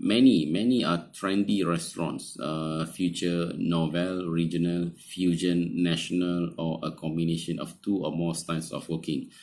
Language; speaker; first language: English; non-native, local second language; Malay